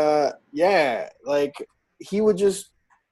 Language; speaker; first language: English; non-native, local second language; Filipino